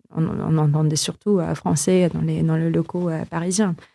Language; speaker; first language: French; non-native, fluent; Filipino